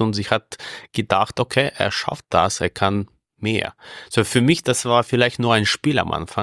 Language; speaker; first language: German; non-native, fluent; Russian